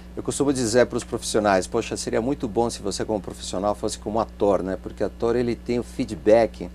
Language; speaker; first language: Portuguese; non-native, fluent; Spanish